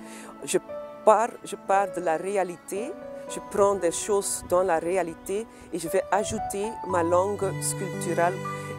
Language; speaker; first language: French; non-native, local second language; Dutch